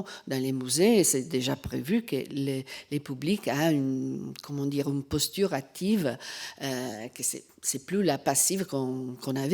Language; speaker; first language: French; non-native, fluent; Italian